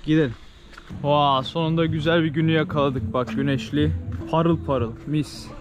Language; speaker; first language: Turkish; native; Turkish